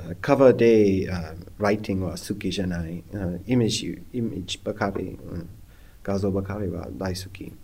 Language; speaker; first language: Japanese; non-native, learner; English